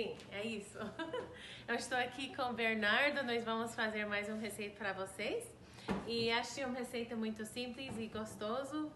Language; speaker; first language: Portuguese; non-native, learner; English